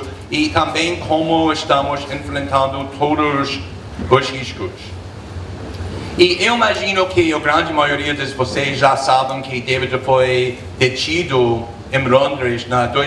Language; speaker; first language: Portuguese; non-native, fluent; English